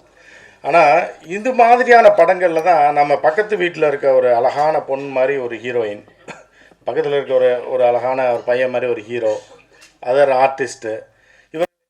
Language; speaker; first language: Tamil; native; Tamil